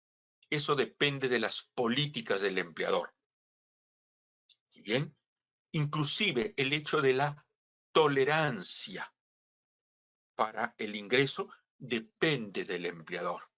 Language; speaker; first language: Spanish; native; Spanish